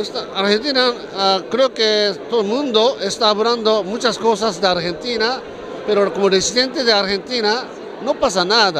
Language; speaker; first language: Spanish; non-native, fluent; Japanese